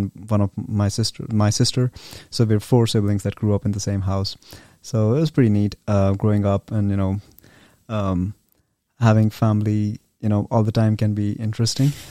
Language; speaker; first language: English; non-native, local second language; Hindi